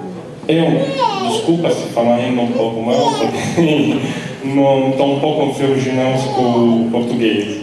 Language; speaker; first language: Portuguese; non-native, learner; Italian